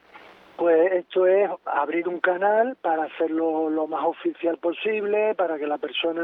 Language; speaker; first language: Spanish; native; Spanish